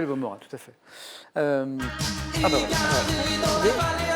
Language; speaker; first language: French; native; French